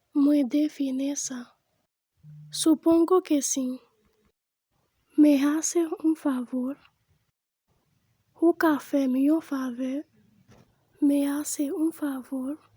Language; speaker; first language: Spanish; non-native, fluent; Haitian Creole